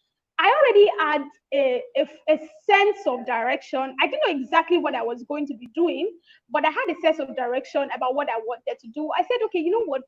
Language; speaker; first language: English; non-native, local second language; Yoruba